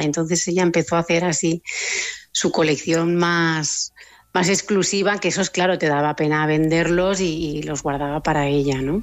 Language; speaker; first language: Spanish; native; Spanish